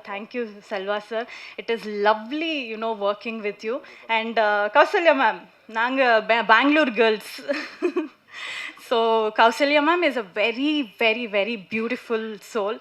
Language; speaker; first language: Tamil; non-native, learner; Kannada